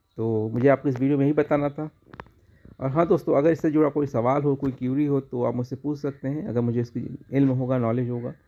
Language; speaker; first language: Hindi; native; Hindi